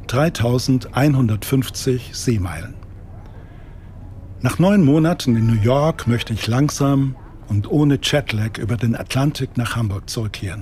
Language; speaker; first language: German; native; German